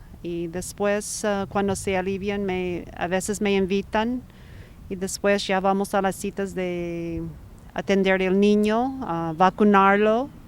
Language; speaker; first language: Spanish; non-native, fluent; English